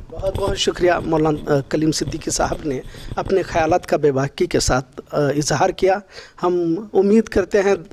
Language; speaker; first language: Urdu; native; Urdu